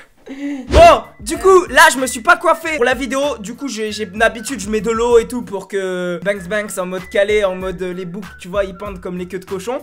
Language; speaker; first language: French; native; French